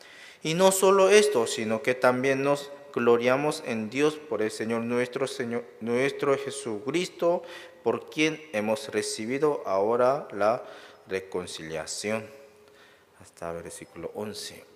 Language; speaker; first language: Spanish; non-native, learner; Korean